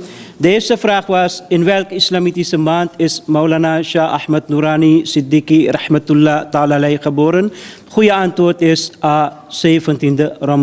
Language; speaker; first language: Dutch; early bilingual, other home language; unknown